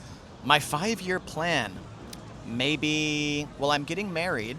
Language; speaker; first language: English; native; English